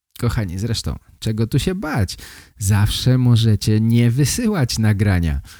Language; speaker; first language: Polish; native; Polish